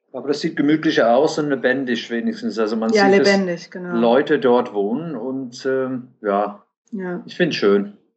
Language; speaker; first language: German; non-native, fluent; English